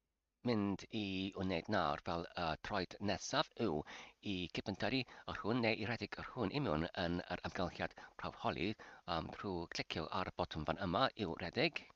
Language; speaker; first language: Welsh; non-native, learner; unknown